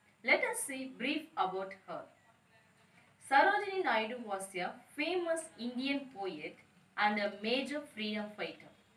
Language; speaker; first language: English; non-native, local second language; Tamil